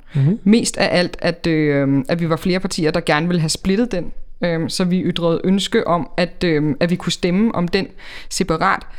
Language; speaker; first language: Danish; native; Danish